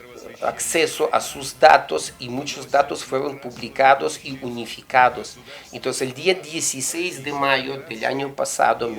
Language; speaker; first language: Spanish; non-native, fluent; Russian